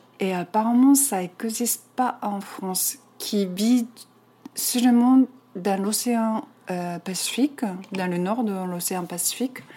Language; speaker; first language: French; non-native, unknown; Japanese